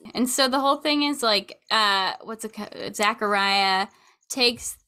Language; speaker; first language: English; native; English